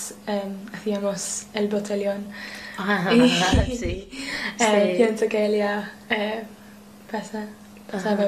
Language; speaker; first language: Spanish; non-native, learner; English